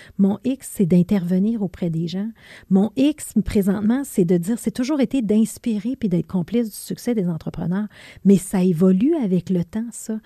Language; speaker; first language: French; native; French